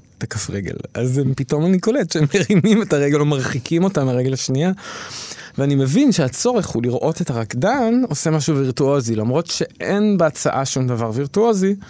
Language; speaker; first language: Hebrew; native; Hebrew